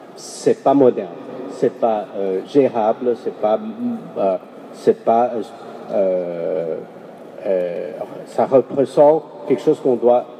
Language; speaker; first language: French; non-native, fluent; Chinese